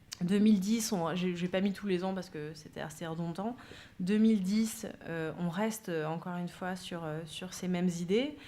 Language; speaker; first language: French; native; French